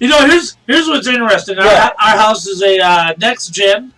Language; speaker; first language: English; native; English